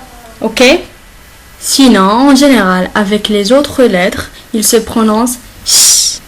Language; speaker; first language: French; non-native, local second language; Arabic